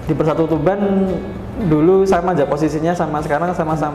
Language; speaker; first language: Indonesian; native; Indonesian